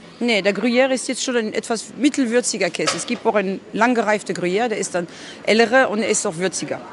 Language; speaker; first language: German; non-native, fluent; French